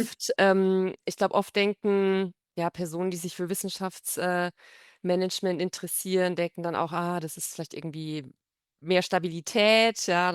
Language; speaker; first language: German; native; German